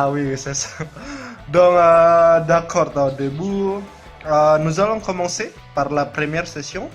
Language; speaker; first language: French; non-native, learner; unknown